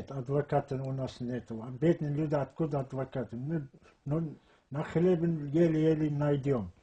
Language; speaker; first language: Russian; non-native, local second language; Tajik